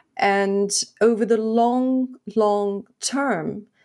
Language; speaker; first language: English; non-native, fluent; French